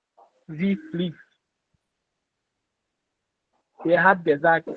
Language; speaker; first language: German; non-native, learner; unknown